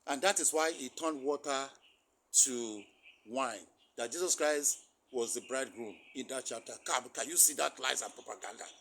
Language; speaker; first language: English; non-native, local second language; Yoruba